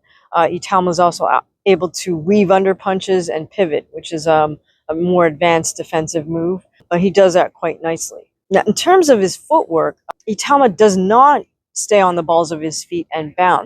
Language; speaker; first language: English; native; English